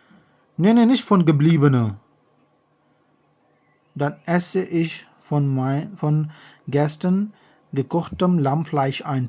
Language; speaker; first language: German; non-native, learner; Urdu